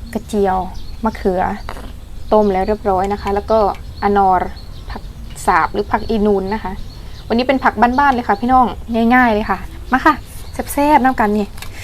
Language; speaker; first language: Thai; non-native, local second language; Northern Khmer